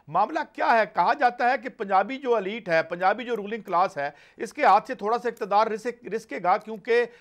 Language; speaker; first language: Urdu; non-native, local second language; Punjabi